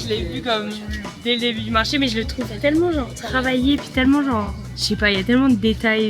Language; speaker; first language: French; native; French